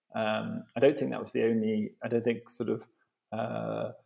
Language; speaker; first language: English; native; English